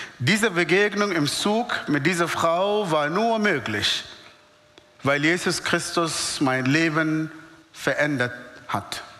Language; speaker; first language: German; non-native, fluent; Arabic